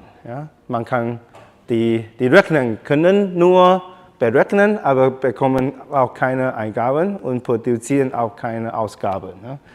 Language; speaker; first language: German; non-native, learner; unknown